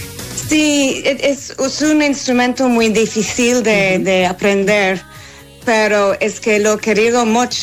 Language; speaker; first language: Spanish; non-native, fluent; English